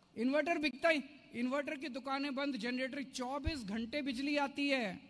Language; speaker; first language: Hindi; native; Hindi